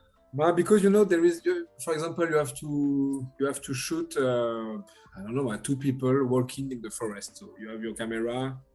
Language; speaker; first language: English; non-native, learner; French